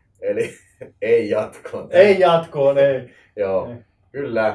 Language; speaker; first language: Finnish; native; Finnish